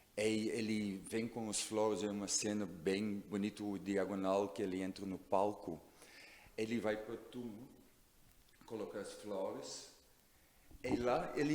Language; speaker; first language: Portuguese; non-native, learner; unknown